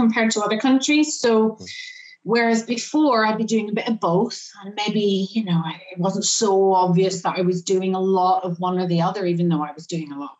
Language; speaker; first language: English; native; English